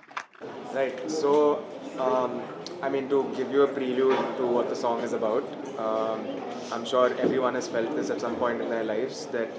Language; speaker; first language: English; non-native, local second language; Hindi